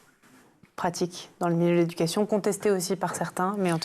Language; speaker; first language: French; native; French